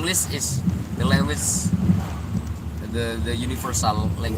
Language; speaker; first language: English; non-native, learner; Indonesian